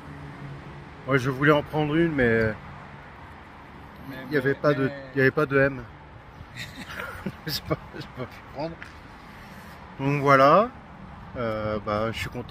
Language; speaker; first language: French; native; French